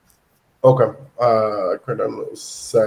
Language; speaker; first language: Spanish; non-native, learner; English